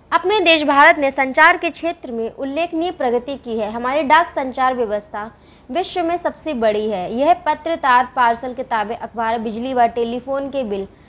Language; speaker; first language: Hindi; native; Hindi